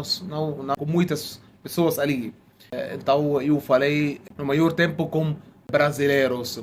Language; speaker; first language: Portuguese; non-native, fluent; Arabic